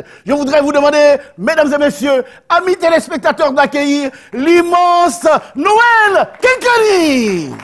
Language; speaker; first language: French; native; French